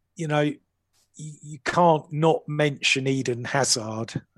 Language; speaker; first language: English; native; English